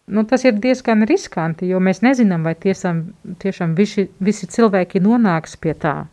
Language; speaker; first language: Latvian; non-native, fluent; German